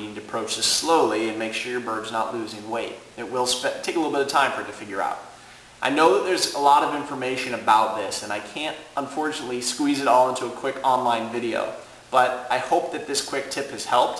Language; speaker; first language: English; native; English